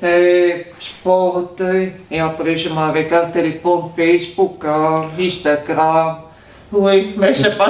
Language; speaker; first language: French; non-native, learner; Bulgarian